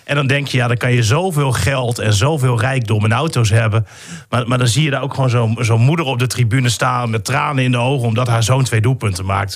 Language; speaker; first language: Dutch; native; Dutch